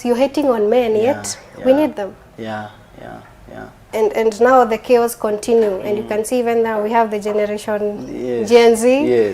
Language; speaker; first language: English; non-native, local second language; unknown